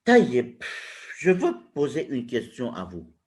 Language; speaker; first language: French; non-native, local second language; Arabic